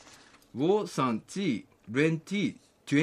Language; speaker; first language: Chinese; non-native, learner; Japanese